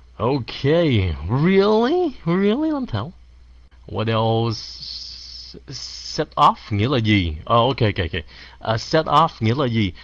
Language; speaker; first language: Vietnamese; early bilingual, heritage; Vietnamese